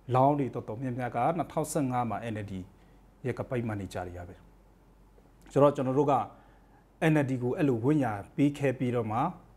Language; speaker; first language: Burmese; non-native, local second language; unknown